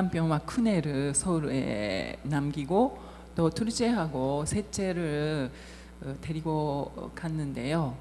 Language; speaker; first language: Korean; non-native, fluent; Japanese